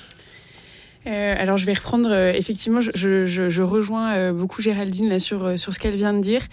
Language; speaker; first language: French; native; French